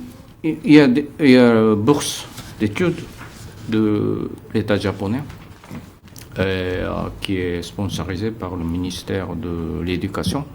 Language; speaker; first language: French; non-native, fluent; Japanese